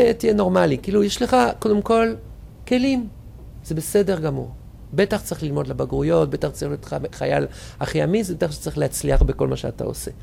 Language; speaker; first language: Hebrew; non-native, fluent; French